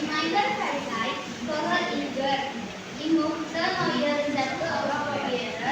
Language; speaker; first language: German; non-native, learner; Indonesian